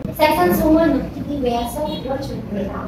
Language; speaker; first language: Korean; non-native, learner; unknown